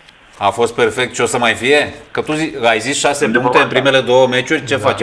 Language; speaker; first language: Romanian; native; Romanian